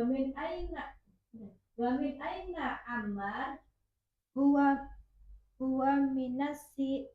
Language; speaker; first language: Arabic; non-native, learner; Indonesian